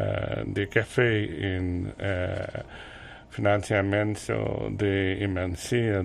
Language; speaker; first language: Spanish; non-native, learner; French